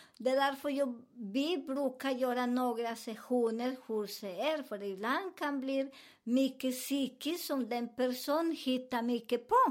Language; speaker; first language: Swedish; non-native, learner; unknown